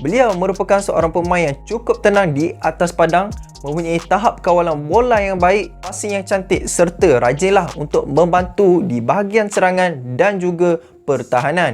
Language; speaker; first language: Malay; native; Malay